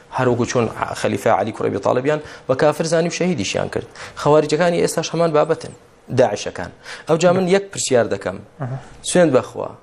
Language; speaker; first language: Central Kurdish; native; Central Kurdish